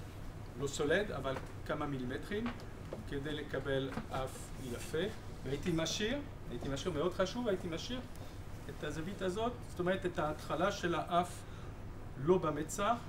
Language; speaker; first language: Hebrew; non-native, fluent; French